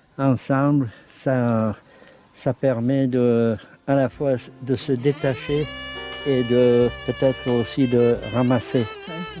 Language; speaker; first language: French; non-native, fluent; Czech